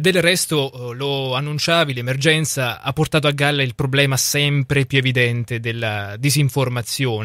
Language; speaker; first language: Italian; native; Italian